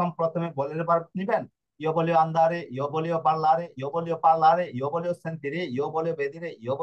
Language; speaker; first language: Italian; non-native, fluent; Bangla